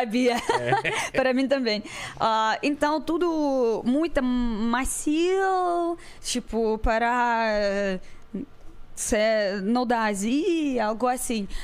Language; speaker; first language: Portuguese; non-native, learner; Russian